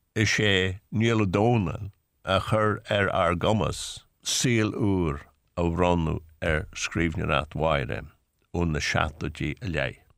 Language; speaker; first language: Irish; native; Irish